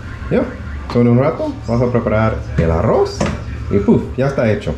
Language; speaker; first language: Spanish; non-native, learner; English